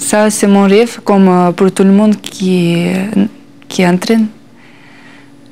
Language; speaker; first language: French; non-native, learner; Russian